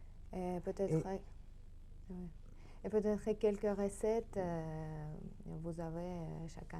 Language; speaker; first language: French; non-native, learner; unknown